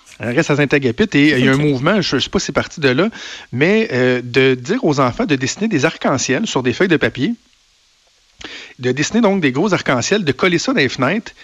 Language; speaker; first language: French; native; French